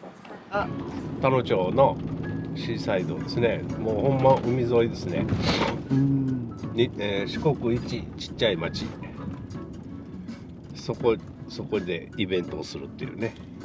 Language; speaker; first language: Japanese; native; Japanese